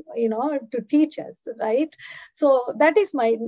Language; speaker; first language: English; non-native, local second language; Tamil